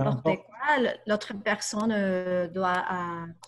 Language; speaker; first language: French; non-native, learner; Spanish